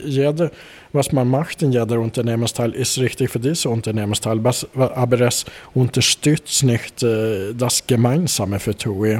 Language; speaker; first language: German; non-native, fluent; Swedish